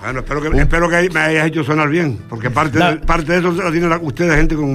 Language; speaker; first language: Spanish; native; Spanish